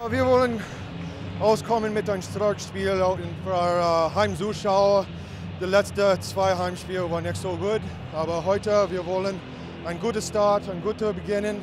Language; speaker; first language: German; non-native, learner; English